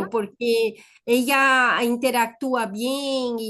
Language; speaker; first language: Spanish; non-native, fluent; Portuguese